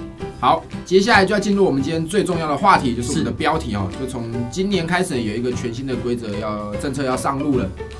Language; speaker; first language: Chinese; native; Chinese